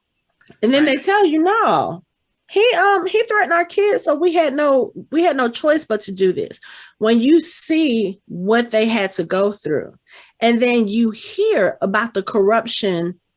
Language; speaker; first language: English; native; English